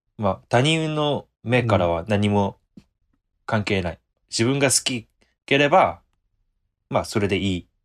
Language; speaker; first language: Japanese; non-native, fluent; Korean